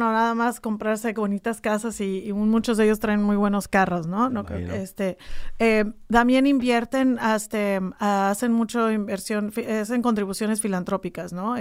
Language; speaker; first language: Spanish; native; Spanish